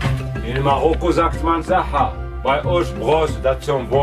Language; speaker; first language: German; non-native, learner; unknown